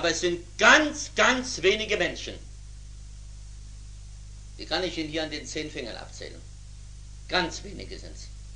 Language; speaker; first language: German; native; German